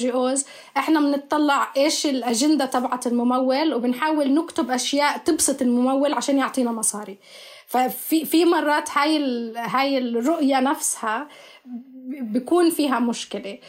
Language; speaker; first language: Arabic; native; Arabic